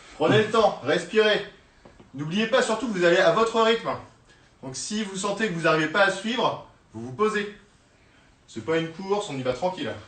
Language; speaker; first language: French; native; French